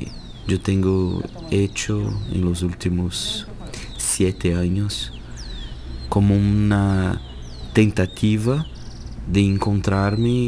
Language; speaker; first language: Spanish; non-native, fluent; Portuguese